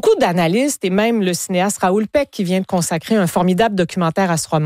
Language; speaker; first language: French; native; French